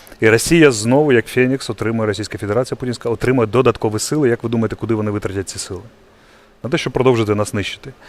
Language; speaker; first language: Ukrainian; non-native, local second language; Russian